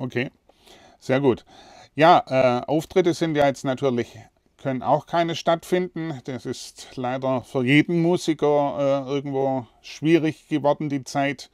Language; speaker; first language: German; native; German